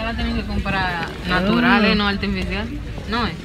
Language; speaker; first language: Spanish; native; Spanish